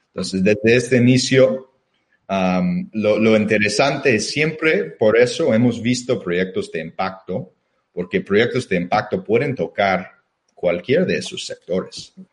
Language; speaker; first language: Spanish; non-native, fluent; English